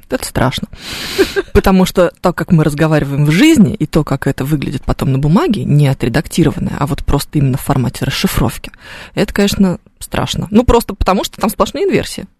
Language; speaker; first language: Russian; native; Russian